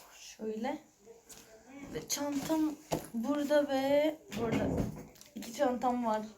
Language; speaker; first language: Turkish; early bilingual, other home language; Arabic